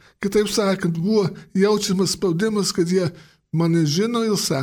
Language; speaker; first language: Lithuanian; early bilingual, heritage; Lithuanian